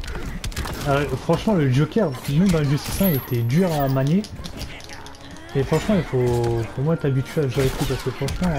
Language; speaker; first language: French; native; French